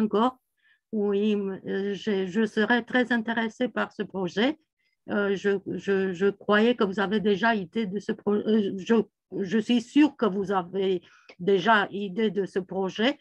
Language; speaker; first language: French; non-native, fluent; Romanian